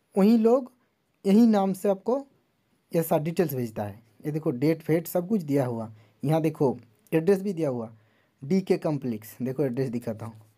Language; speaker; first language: Hindi; non-native, local second language; Bangla